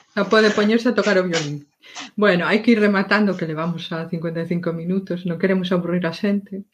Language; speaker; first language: Galician; non-native, local second language; Spanish